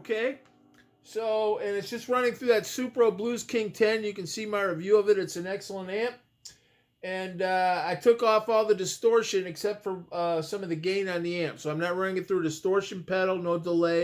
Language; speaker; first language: English; native; English